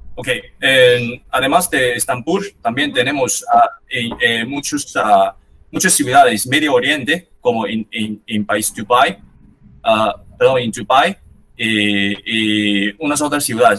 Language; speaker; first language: Spanish; non-native, fluent; Chinese